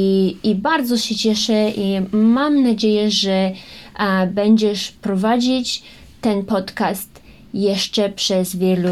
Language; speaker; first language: Polish; early bilingual, heritage; Ukrainian